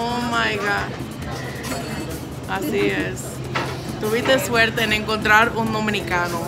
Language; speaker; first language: Spanish; non-native, fluent; English